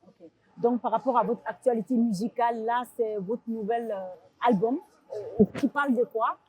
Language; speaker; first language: French; non-native, local second language; Arabic